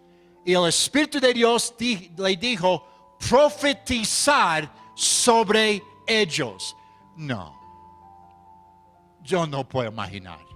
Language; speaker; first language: Spanish; non-native, fluent; English